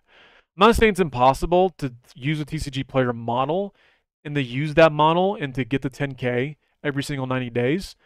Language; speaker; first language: English; native; English